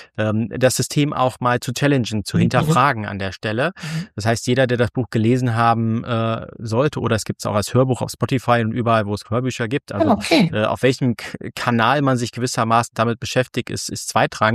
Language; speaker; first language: German; native; German